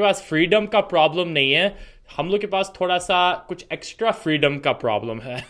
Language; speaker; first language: Hindi; non-native, fluent; English